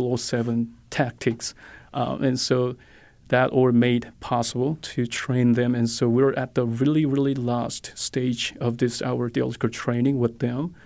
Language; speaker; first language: English; non-native, fluent; Korean